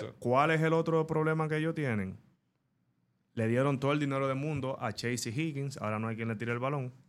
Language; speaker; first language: Spanish; native; Spanish